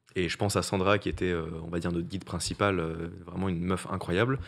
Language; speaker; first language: French; native; French